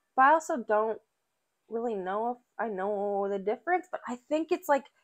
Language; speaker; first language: English; native; English